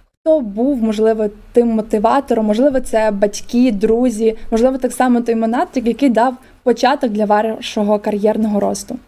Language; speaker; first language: Ukrainian; native; Ukrainian